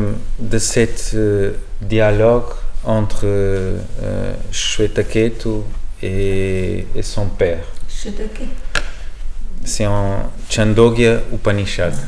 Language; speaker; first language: French; non-native, learner; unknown